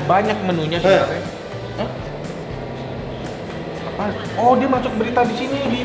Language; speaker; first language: Indonesian; native; Indonesian